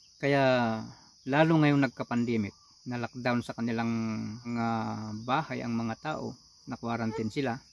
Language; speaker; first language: Filipino; non-native, local second language; Iloko